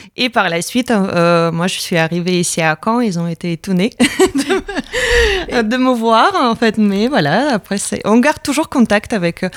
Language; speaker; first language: French; non-native, fluent; Latvian